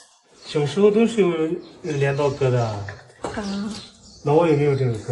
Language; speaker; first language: Chinese; native; Chinese